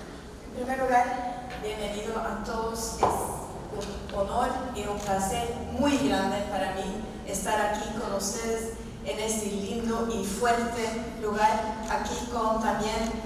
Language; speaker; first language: Spanish; non-native, fluent; Norwegian